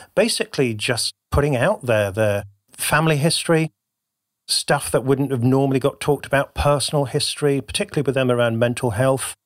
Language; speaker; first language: English; native; English